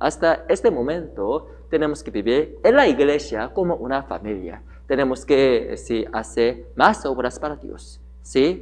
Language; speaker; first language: Spanish; non-native, learner; Korean